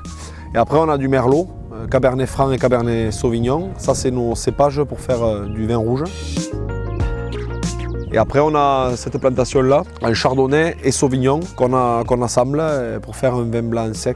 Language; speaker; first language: French; native; French